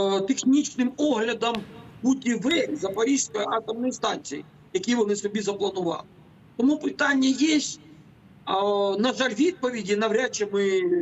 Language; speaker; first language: Ukrainian; native; Ukrainian